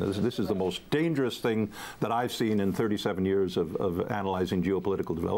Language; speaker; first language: English; native; English